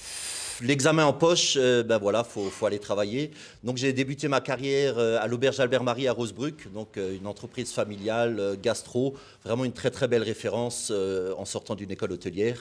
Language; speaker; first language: French; native; French